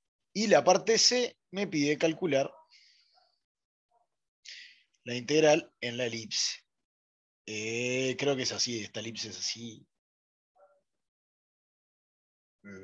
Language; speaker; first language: Spanish; native; Spanish